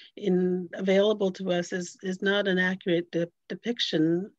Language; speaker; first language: English; native; English